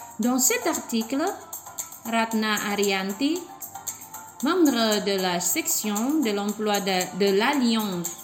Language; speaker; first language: French; non-native, fluent; Indonesian